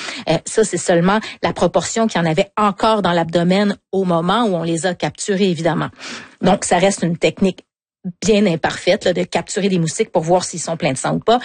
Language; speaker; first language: French; native; French